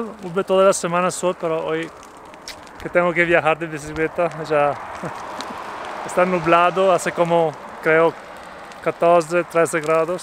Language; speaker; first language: Spanish; non-native, fluent; Portuguese